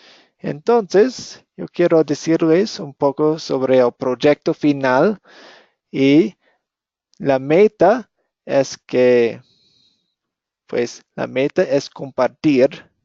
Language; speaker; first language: Spanish; non-native, fluent; English